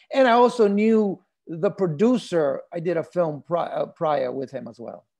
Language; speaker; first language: English; early bilingual, other home language; Spanish